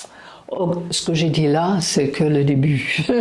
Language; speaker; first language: French; non-native, fluent; English